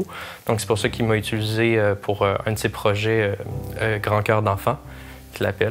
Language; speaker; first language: French; native; French